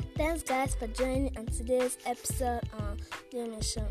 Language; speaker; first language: English; non-native, local second language; Yoruba